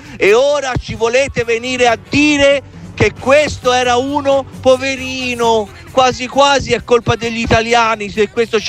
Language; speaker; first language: Italian; native; Italian